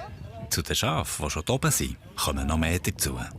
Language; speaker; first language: German; native; German